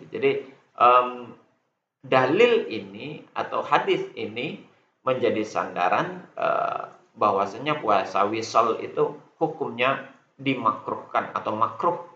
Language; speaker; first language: Indonesian; native; Indonesian